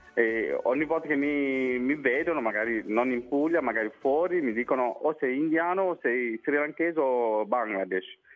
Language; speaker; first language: Italian; non-native, fluent; Morisyen